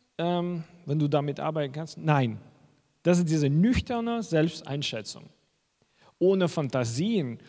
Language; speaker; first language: German; non-native, fluent; Russian